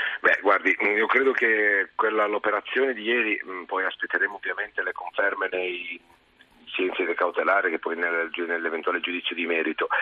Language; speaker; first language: Italian; native; Italian